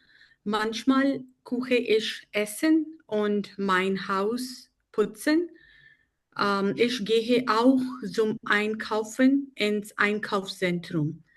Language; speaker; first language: German; non-native, learner; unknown